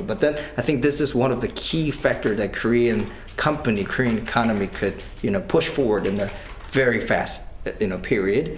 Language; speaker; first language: English; non-native, fluent; Korean